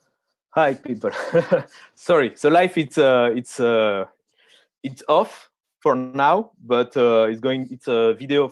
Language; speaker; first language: English; non-native, fluent; French